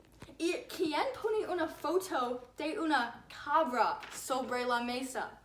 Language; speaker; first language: Spanish; non-native, learner; English